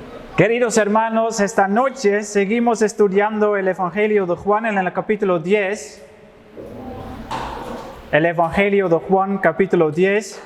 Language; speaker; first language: Spanish; non-native, fluent; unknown